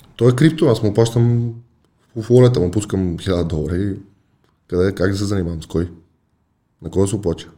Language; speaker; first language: Bulgarian; native; Bulgarian